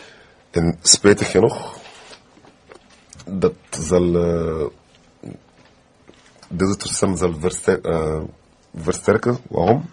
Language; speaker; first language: Dutch; non-native, fluent; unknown